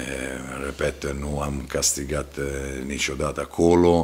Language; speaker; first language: Romanian; non-native, fluent; Italian